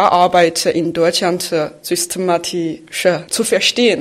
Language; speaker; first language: German; non-native, fluent; Chinese